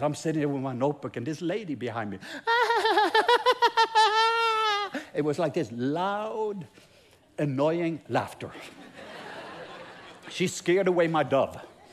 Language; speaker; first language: English; non-native, fluent; Norwegian